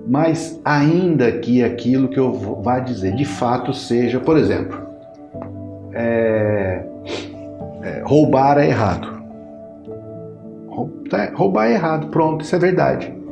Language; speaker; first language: Portuguese; native; Portuguese